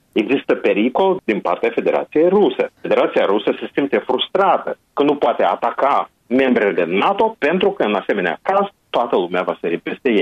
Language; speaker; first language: Romanian; native; Romanian